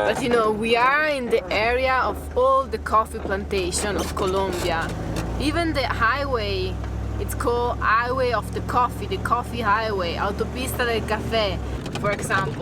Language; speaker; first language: English; non-native, fluent; Italian